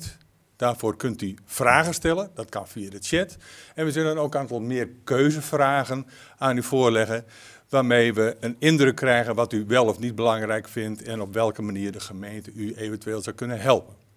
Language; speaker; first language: Dutch; native; Dutch